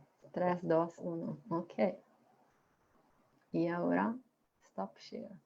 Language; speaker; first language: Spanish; non-native, fluent; Italian